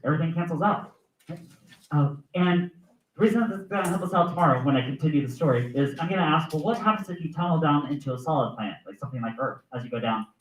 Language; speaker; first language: English; native; English